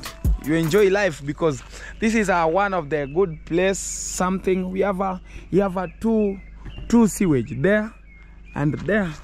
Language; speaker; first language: English; non-native, learner; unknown